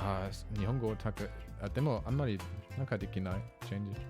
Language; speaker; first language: Japanese; non-native, learner; German